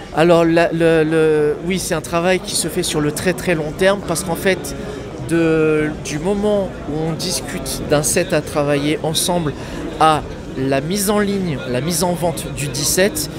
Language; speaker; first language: French; native; French